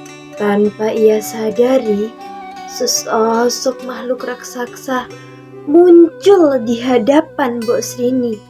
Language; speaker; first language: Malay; non-native, local second language; Javanese